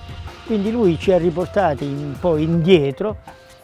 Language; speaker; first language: Italian; native; Italian